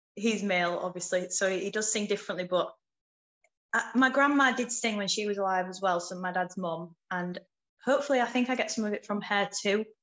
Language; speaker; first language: English; native; English